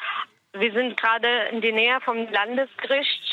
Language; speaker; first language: German; non-native, learner; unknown